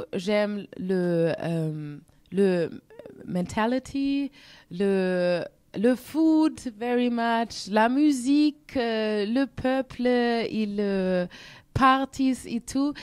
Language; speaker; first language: French; non-native, learner; German